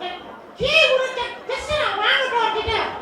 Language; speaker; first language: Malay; non-native, local second language; Balinese